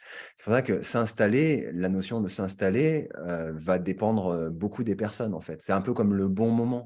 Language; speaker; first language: French; native; French